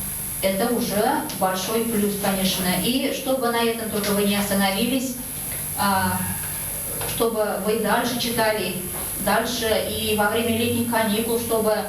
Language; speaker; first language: Russian; non-native, local second language; Bashkir